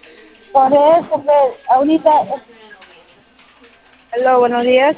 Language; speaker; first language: Spanish; non-native, local second language; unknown